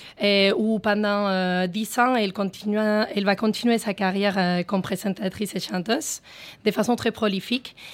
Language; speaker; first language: French; non-native, fluent; Spanish